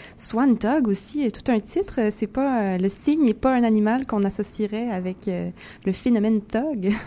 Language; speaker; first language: French; native; French